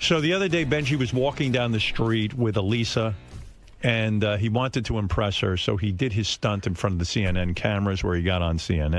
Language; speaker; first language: English; native; English